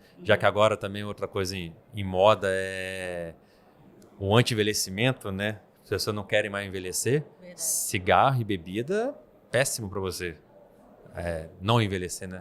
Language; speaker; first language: Portuguese; native; Portuguese